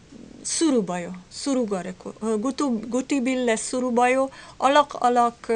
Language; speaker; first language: Nepali; non-native, learner; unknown